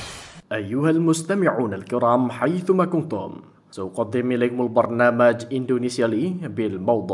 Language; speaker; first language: Arabic; non-native, fluent; Indonesian